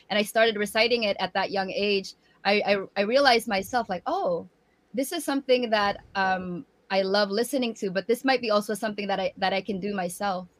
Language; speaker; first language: English; early bilingual, other home language; Waray